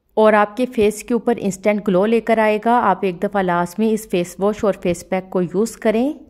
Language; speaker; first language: Urdu; native; Urdu